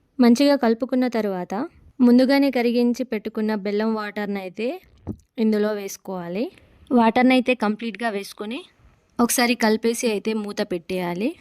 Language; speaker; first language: Telugu; non-native, local second language; Lambadi